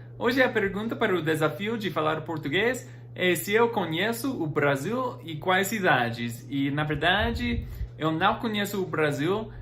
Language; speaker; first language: Portuguese; non-native, fluent; English